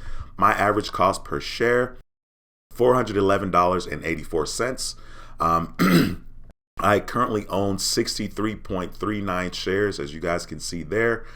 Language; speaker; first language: English; native; English